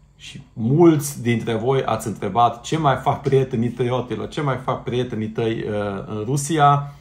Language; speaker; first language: Romanian; non-native, local second language; Hungarian